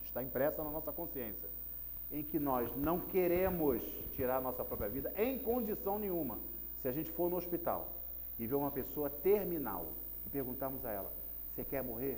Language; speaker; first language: Portuguese; native; Portuguese